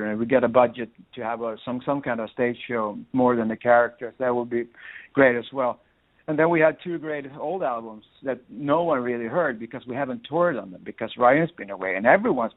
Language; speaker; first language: English; non-native, fluent; Swedish